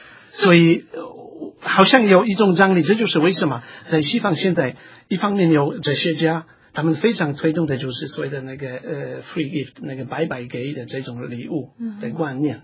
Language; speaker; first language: Chinese; non-native, fluent; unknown